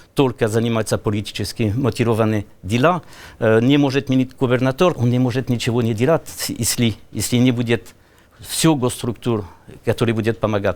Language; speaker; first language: Russian; non-native, learner; French